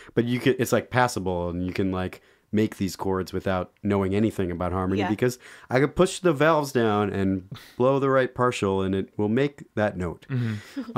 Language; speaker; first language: English; native; English